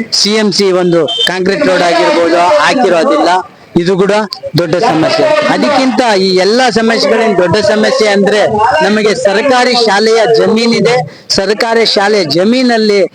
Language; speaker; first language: Kannada; non-native, local second language; Lambadi